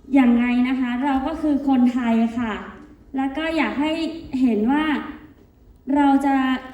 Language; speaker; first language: Thai; non-native, local second language; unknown